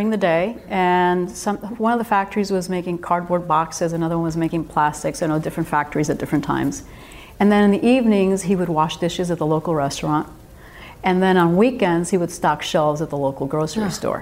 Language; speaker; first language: English; early bilingual, other home language; Spanish